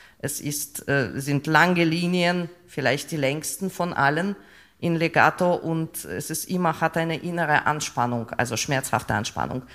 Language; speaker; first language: German; non-native, fluent; Russian